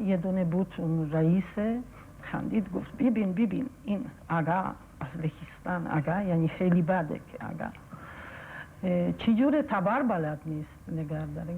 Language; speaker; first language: Persian; non-native, fluent; Polish